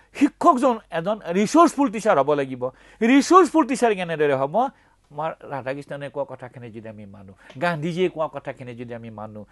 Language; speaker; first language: Assamese; native; Assamese